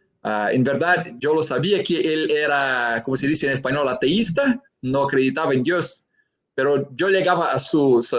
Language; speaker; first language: Spanish; non-native, fluent; Portuguese